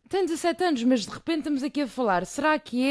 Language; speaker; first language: Portuguese; native; Portuguese